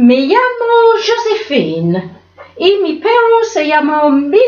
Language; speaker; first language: Spanish; non-native, learner; English